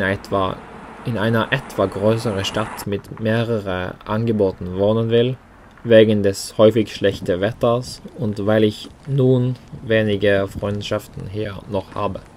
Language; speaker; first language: German; non-native, learner; Norwegian